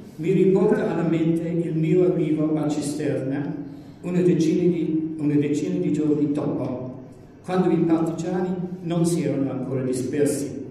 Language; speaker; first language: Italian; non-native, fluent; English